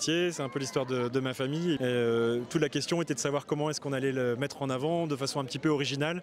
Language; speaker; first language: French; native; French